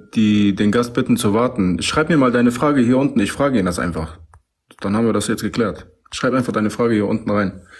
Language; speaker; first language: German; native; German